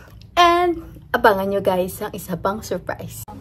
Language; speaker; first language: Filipino; native; Filipino